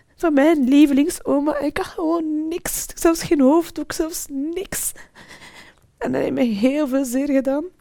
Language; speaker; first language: Dutch; early bilingual, other home language; Arabic